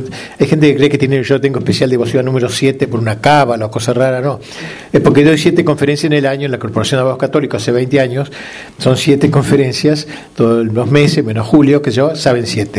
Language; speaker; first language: Spanish; native; Spanish